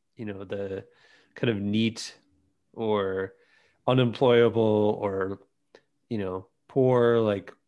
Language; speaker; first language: English; early bilingual, other home language; Greek